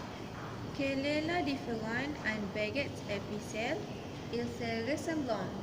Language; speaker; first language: French; non-native, learner; Malay